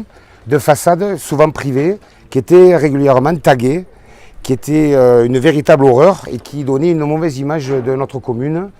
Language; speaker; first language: French; native; French